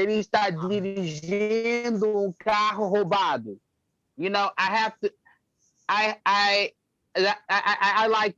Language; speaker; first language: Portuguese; non-native, fluent; English